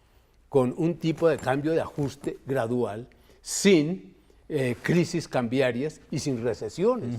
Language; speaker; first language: Spanish; native; Spanish